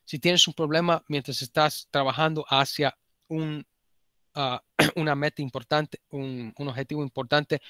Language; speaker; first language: Spanish; early bilingual, heritage; Spanish